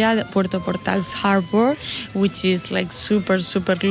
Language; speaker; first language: German; non-native, fluent; Spanish